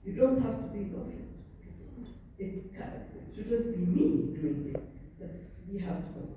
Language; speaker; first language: English; non-native, local second language; Amharic